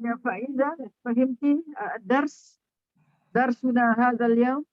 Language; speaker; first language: Arabic; non-native, fluent; Malay